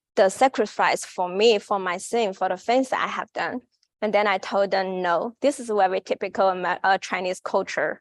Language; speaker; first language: English; non-native, fluent; Chinese